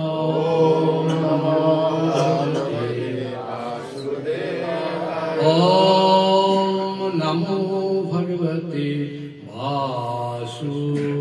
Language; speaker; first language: Bangla; non-native, learner; Assamese